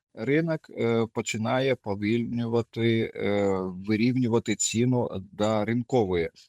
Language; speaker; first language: Ukrainian; native; Ukrainian